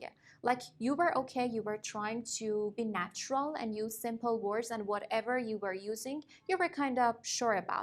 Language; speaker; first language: English; non-native, fluent; Persian